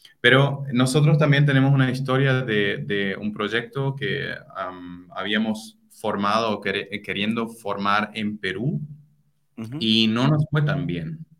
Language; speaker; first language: Spanish; non-native, fluent; German